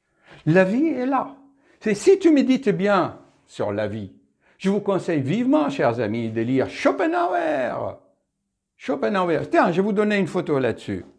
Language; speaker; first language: French; native; French